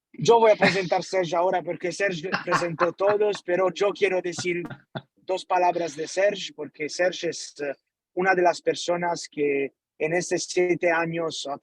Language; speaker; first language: Spanish; non-native, learner; Italian